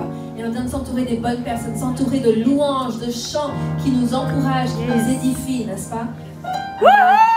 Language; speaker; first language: French; native; French